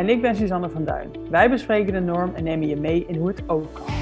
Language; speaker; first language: Dutch; native; Dutch